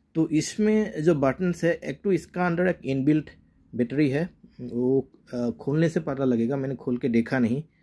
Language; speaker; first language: Hindi; non-native, local second language; Assamese